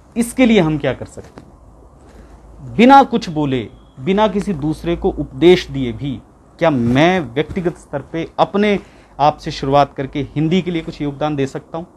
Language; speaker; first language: Hindi; native; Hindi